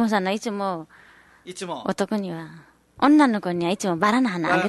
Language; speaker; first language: Japanese; non-native, learner; Nepali